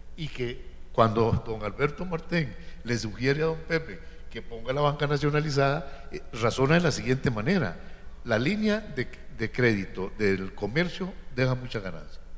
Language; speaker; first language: Spanish; native; Spanish